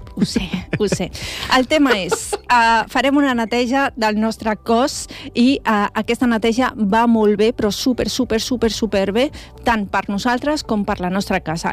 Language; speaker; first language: Catalan; non-native, local second language; Spanish